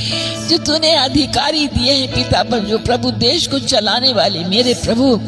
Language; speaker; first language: Hindi; native; Hindi